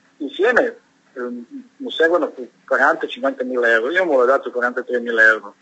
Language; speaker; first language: Italian; non-native, learner; Serbian